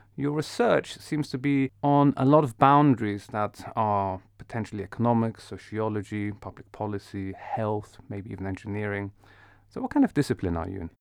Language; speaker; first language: English; non-native, fluent; Dutch